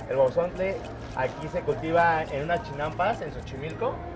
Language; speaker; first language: Spanish; native; Spanish